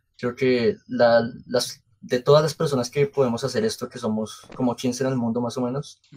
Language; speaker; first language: Spanish; native; Spanish